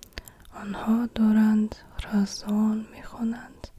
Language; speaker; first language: Persian; non-native, learner; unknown